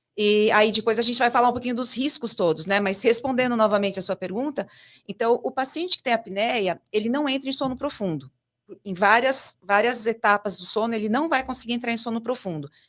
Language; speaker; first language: Portuguese; native; Portuguese